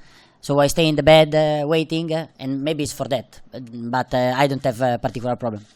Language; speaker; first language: English; non-native, fluent; Italian